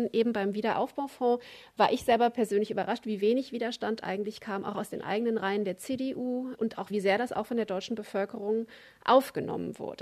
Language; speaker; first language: German; native; German